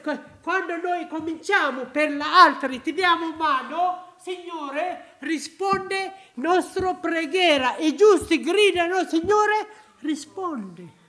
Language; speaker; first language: Italian; non-native, learner; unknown